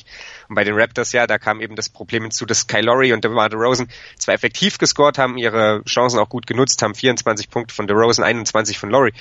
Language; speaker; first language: German; native; German